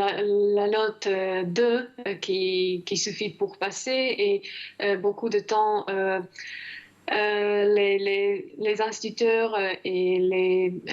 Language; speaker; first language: French; non-native, fluent; Croatian